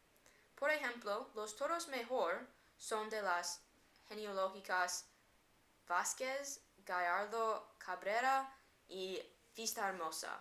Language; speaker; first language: Spanish; non-native, learner; English